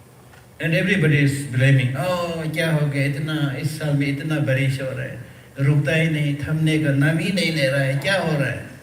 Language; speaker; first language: Hindi; early bilingual, other home language; Tibetan